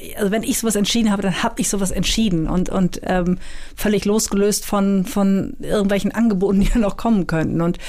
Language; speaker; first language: German; native; German